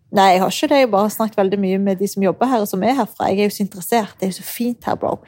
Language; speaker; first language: Norwegian; early bilingual, other home language; Arabic